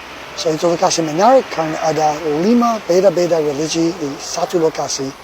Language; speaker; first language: Indonesian; non-native, learner; English